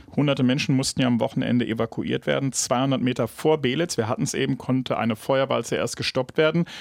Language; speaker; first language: German; native; German